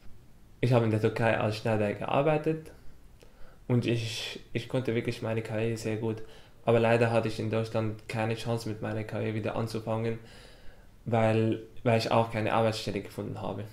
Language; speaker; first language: German; non-native, fluent; Arabic